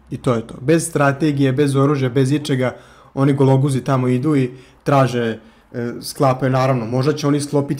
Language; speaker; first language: Serbian; native; Serbian